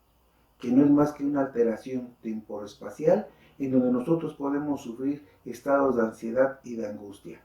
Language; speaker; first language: Spanish; native; Spanish